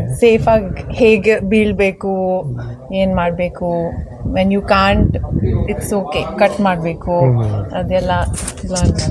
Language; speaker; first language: Kannada; early bilingual, heritage; Kannada